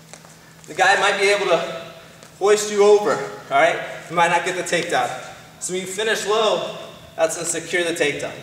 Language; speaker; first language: English; native; English